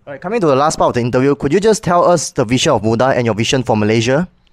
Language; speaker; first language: English; non-native, local second language; Chinese